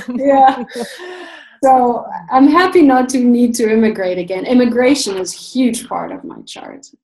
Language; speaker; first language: English; non-native, fluent; Russian